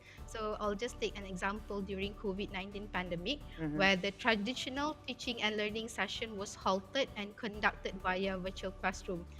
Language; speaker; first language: English; non-native, fluent; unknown